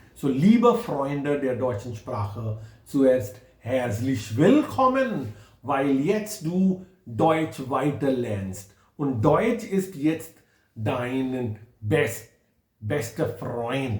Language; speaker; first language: German; non-native, fluent; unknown